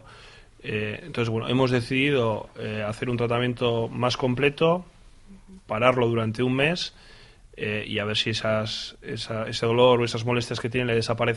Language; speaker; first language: Spanish; native; Spanish